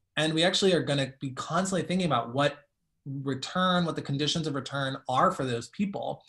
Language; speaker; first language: English; early bilingual, other home language; Spanish